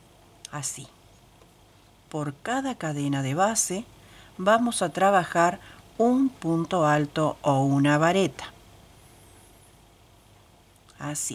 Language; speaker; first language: Spanish; native; Spanish